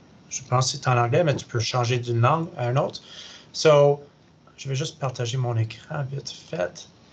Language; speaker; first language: French; native; French